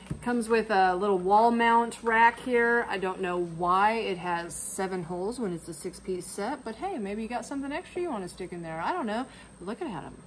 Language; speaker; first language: English; native; English